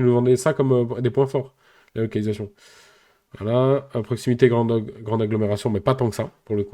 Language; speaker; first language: French; native; French